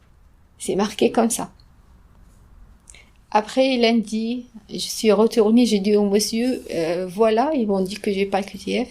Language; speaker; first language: French; non-native, fluent; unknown